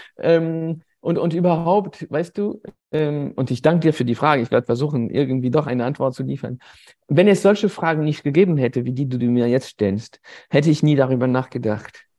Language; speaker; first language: German; non-native, fluent; French